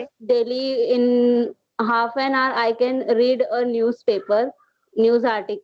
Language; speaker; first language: English; non-native, learner; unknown